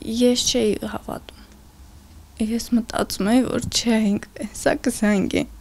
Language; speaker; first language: Armenian; native; Armenian